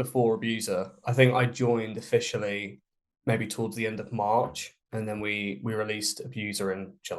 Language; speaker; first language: English; native; English